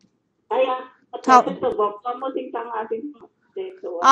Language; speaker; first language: Cantonese; non-native, learner; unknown